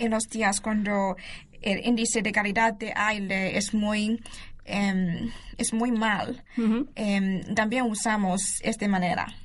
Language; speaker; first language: Spanish; non-native, learner; Chinese